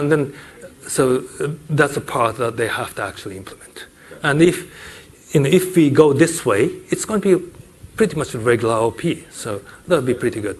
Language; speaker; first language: English; non-native, fluent; Japanese